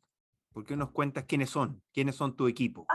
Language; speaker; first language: Spanish; native; Spanish